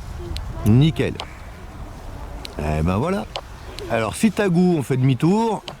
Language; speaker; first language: French; native; French